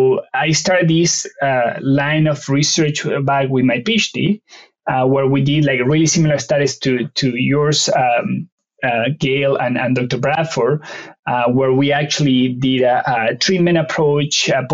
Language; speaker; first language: English; non-native, fluent; Spanish